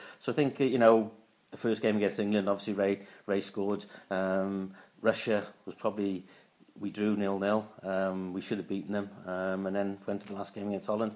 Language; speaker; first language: English; native; English